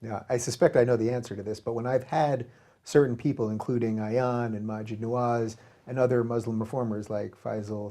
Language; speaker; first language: English; native; English